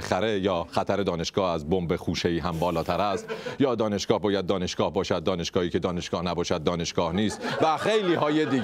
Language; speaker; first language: Persian; native; Persian